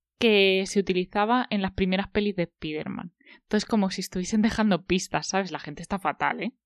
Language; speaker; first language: Spanish; native; Spanish